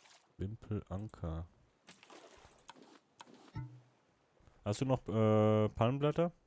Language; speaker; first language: German; native; German